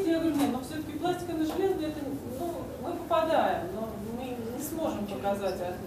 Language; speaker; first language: Russian; native; Russian